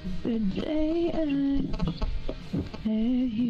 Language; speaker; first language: English; non-native, local second language; Filipino